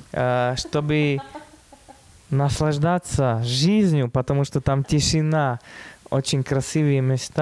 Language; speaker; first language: Russian; non-native, fluent; Slovak